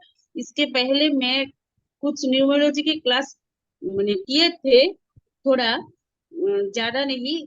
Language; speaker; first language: Hindi; non-native, local second language; Bangla